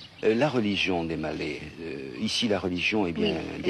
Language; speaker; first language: French; native; French